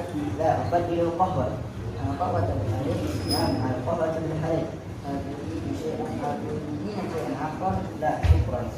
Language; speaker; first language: Arabic; non-native, learner; Indonesian